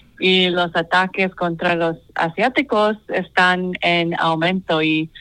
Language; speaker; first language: Spanish; non-native, fluent; English